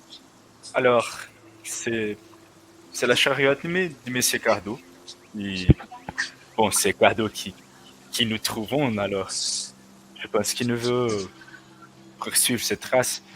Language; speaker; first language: French; non-native, learner; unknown